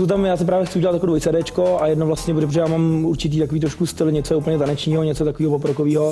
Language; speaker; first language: Czech; native; Czech